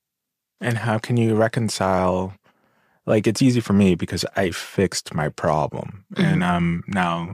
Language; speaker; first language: English; native; English